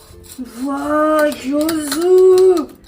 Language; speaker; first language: Japanese; non-native, learner; Georgian